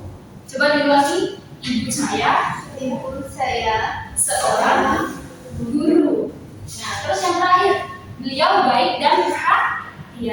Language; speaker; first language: Indonesian; native; Indonesian